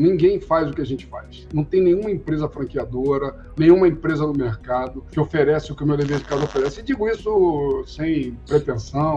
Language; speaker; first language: Portuguese; native; Portuguese